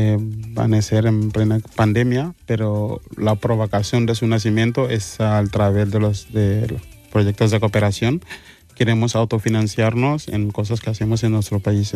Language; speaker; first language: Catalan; non-native, learner; Mandingo